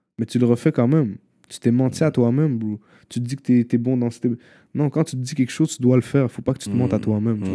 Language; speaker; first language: French; early bilingual, other home language; Arabic